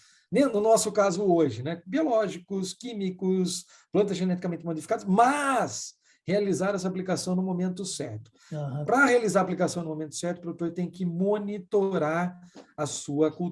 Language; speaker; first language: Portuguese; native; Portuguese